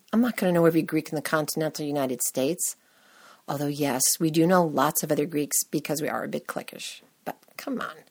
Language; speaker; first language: English; native; English